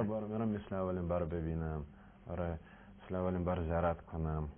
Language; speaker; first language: Persian; non-native, learner; Russian